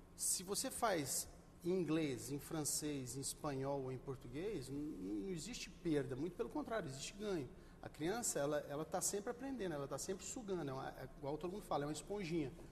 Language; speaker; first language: Portuguese; native; Portuguese